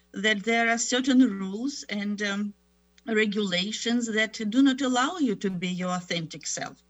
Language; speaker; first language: English; non-native, fluent; Russian